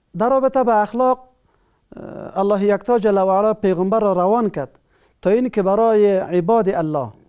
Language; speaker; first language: Persian; native; Persian